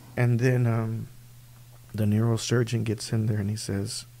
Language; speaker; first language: English; early bilingual, other home language; Spanish